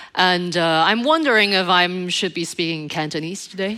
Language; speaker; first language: English; native; English